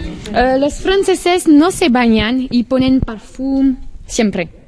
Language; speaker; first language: Spanish; non-native, learner; French